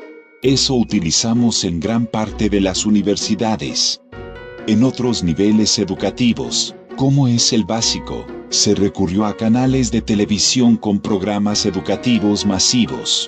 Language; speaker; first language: Spanish; native; Spanish